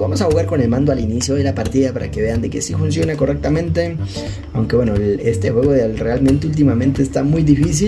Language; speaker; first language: Spanish; native; Spanish